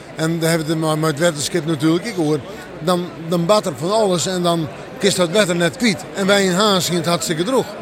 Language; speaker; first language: Dutch; non-native, local second language; Western Frisian